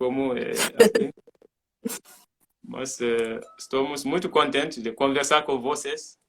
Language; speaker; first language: Portuguese; non-native, learner; Mandingo